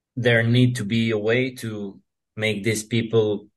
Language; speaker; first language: English; non-native, fluent; Serbian